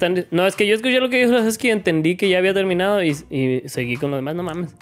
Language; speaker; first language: Spanish; native; Spanish